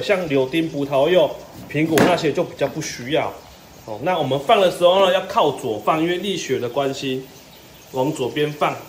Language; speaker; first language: Chinese; native; Chinese